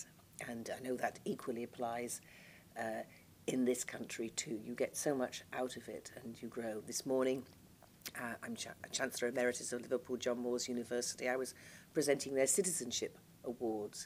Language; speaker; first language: English; native; English